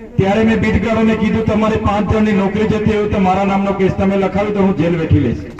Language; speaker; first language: Gujarati; non-native, local second language; Vasavi